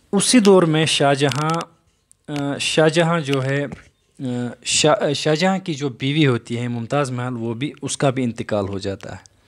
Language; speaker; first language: Hindi; native; Hindi